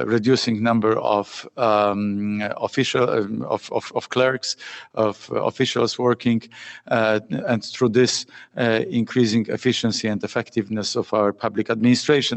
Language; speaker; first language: English; non-native, fluent; Polish